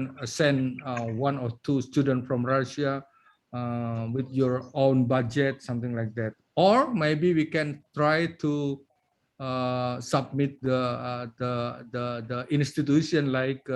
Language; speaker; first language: English; non-native, learner; Indonesian